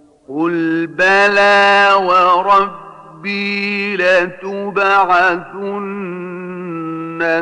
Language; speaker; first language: Arabic; native; Arabic